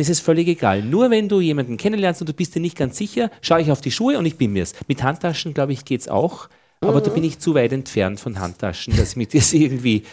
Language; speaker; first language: German; native; German